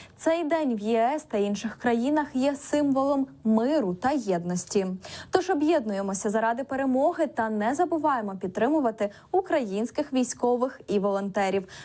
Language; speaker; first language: Ukrainian; native; Ukrainian